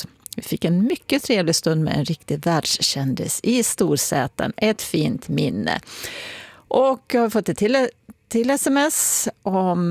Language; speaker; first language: Swedish; native; Swedish